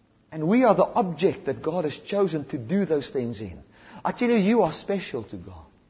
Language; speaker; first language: English; non-native, local second language; Afrikaans